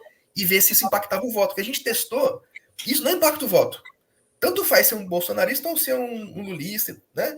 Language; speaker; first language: Portuguese; native; Portuguese